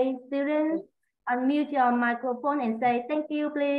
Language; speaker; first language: English; non-native, learner; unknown